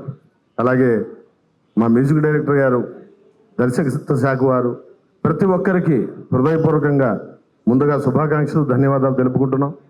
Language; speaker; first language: Telugu; native; Telugu